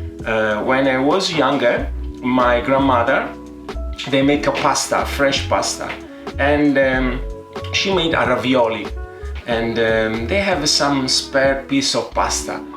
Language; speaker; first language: English; non-native, fluent; Italian